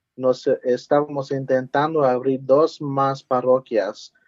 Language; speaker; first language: Spanish; early bilingual, heritage; Spanish